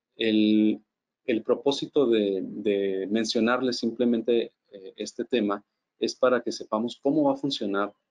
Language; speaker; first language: Spanish; native; Spanish